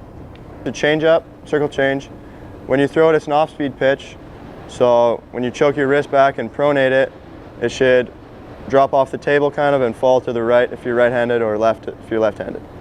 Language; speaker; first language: English; native; English